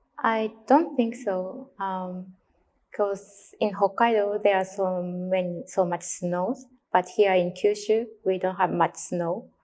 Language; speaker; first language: English; non-native, learner; Japanese